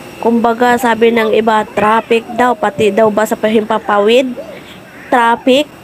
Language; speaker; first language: Filipino; non-native, local second language; Hiligaynon